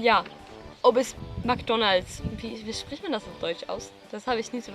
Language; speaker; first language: German; non-native, fluent; Swedish